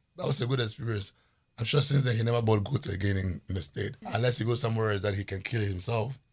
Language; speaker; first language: English; non-native, local second language; Ewe